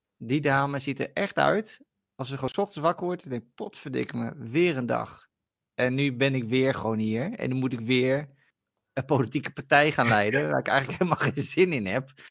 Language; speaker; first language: Dutch; native; Dutch